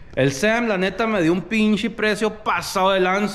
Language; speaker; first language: Spanish; early bilingual, other home language; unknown